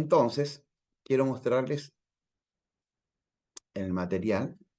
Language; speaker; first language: Spanish; native; Spanish